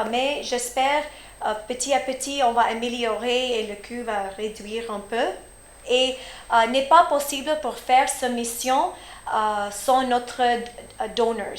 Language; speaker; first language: French; early bilingual, heritage; French